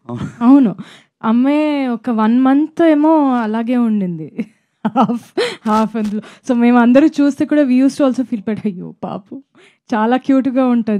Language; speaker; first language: Telugu; non-native, fluent; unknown